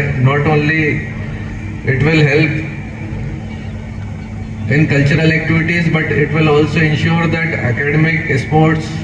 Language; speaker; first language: Kannada; non-native, learner; Hindi